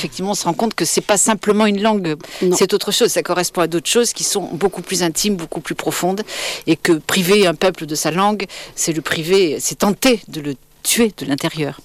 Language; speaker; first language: French; native; French